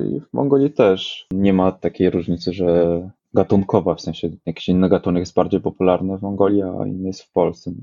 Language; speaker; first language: Polish; non-native, fluent; Mongolian